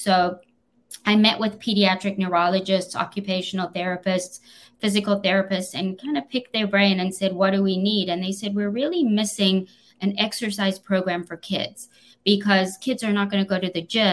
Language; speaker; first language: English; native; English